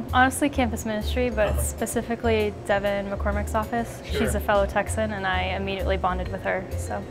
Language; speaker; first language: English; native; English